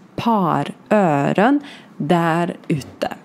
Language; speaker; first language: Swedish; non-native, learner; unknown